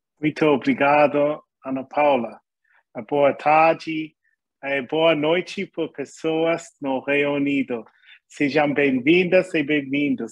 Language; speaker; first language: Portuguese; non-native, learner; English